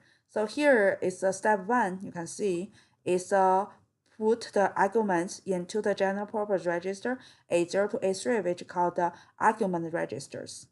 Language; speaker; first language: English; non-native, fluent; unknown